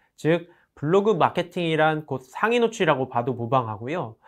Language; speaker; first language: Korean; native; Korean